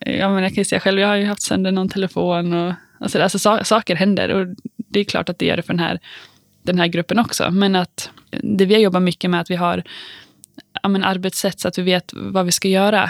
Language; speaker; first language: Swedish; native; Swedish